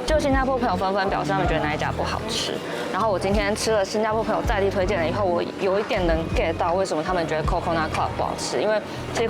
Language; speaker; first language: Chinese; native; Chinese